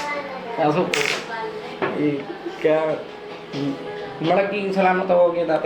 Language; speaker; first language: Filipino; non-native, learner; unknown